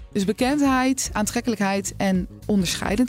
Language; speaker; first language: Dutch; native; Dutch